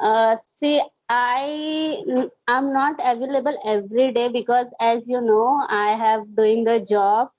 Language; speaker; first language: English; non-native, learner; Hindi